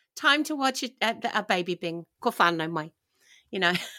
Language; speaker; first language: English; native; English